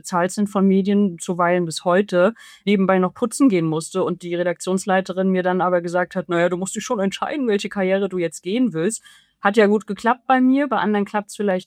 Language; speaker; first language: German; native; German